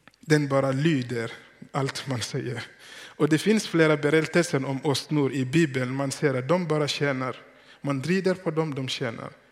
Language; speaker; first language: Swedish; non-native, fluent; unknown